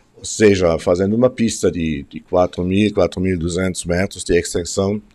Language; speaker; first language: Portuguese; non-native, fluent; German